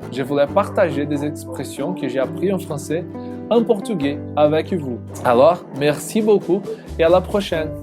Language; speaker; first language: French; non-native, learner; Portuguese